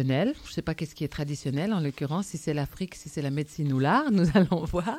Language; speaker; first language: French; native; French